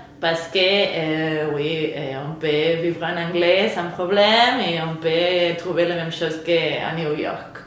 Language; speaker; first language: French; non-native, fluent; Spanish